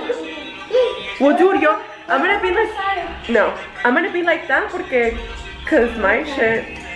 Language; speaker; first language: English; early bilingual, other home language; Spanish